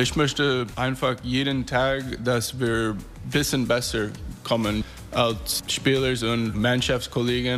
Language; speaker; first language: German; non-native, learner; English